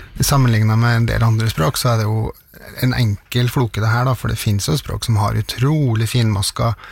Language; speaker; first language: Norwegian; native; Norwegian